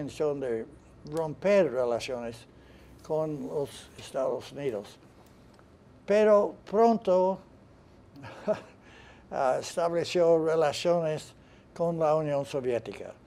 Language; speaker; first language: Spanish; non-native, fluent; English